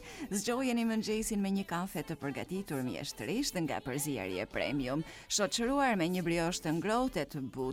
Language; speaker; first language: Albanian; native; Albanian